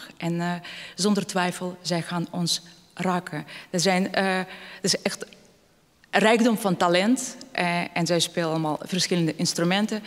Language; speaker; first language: Dutch; non-native, fluent; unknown